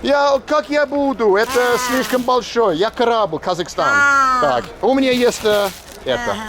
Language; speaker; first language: Russian; non-native, learner; English